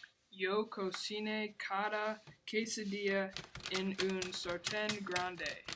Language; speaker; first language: Spanish; non-native, learner; English